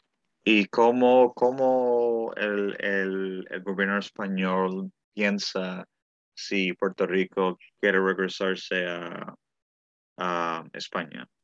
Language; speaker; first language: Spanish; early bilingual, heritage; Spanish